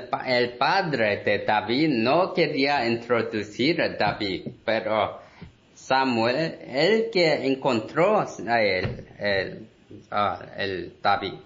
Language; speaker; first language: Spanish; non-native, learner; Korean